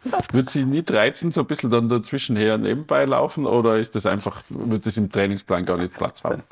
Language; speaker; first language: German; native; German